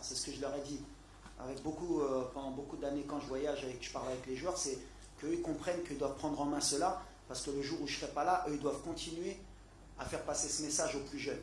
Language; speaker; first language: French; native; French